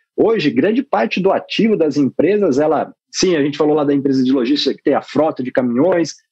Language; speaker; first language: Portuguese; native; Portuguese